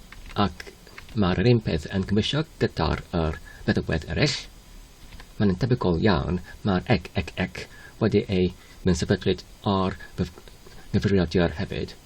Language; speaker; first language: Welsh; non-native, learner; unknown